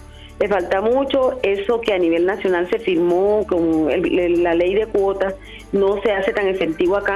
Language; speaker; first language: Spanish; native; Spanish